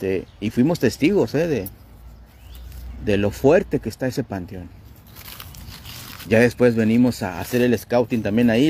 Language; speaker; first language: Spanish; native; Spanish